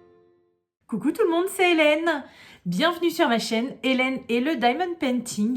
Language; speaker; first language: French; native; French